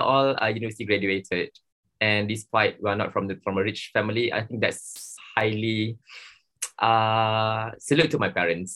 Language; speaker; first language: English; non-native, local second language; Malay